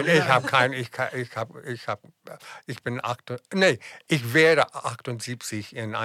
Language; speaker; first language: German; non-native, fluent; English